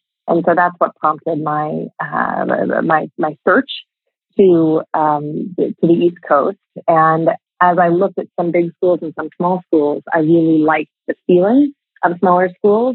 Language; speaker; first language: English; native; English